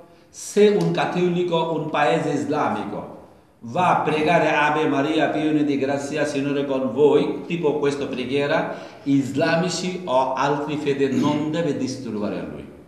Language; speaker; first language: Italian; non-native, learner; Bangla